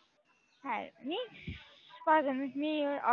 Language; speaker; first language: German; non-native, learner; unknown